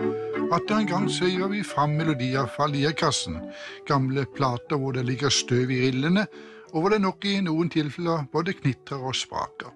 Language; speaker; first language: Norwegian; native; Norwegian